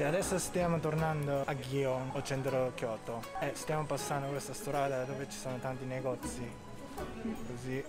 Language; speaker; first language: Italian; non-native, learner; Japanese